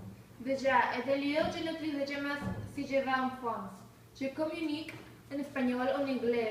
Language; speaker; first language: French; non-native, learner; Spanish